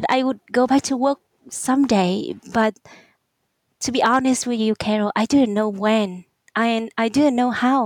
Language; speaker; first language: English; non-native, fluent; Vietnamese